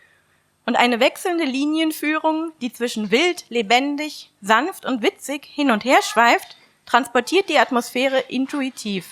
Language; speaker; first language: German; native; German